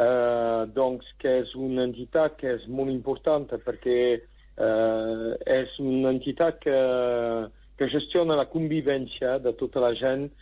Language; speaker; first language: Catalan; non-native, local second language; French